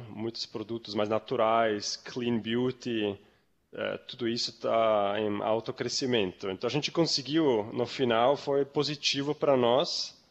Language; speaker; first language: Portuguese; non-native, fluent; German